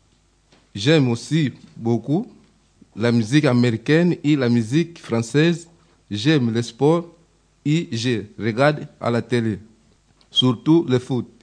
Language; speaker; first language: French; non-native, learner; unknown